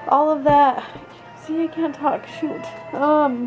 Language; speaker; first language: English; native; English